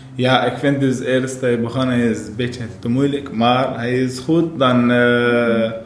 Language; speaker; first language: Dutch; non-native, fluent; Arabic